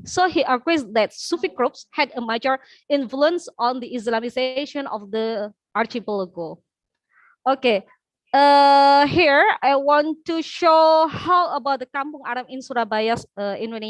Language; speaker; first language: English; non-native, learner; Indonesian